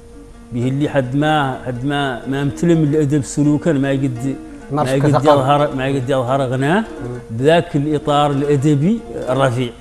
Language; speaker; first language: Arabic; native; Arabic